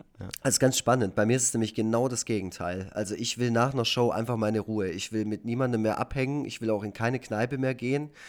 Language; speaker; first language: German; native; German